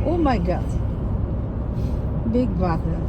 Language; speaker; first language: English; non-native, local second language; Waray